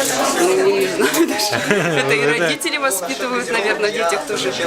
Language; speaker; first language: Russian; native; Russian